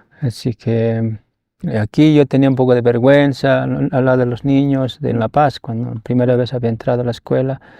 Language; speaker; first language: Spanish; non-native, local second language; Aymara